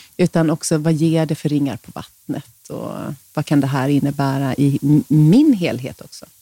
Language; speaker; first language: Swedish; native; Swedish